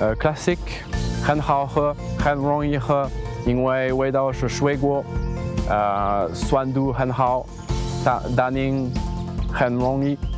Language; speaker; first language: Chinese; non-native, learner; French